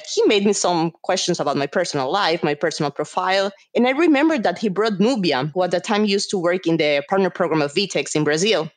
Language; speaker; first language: English; non-native, fluent; Spanish